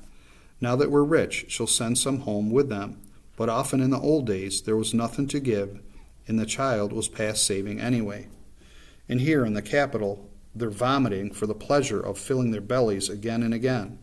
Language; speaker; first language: English; native; English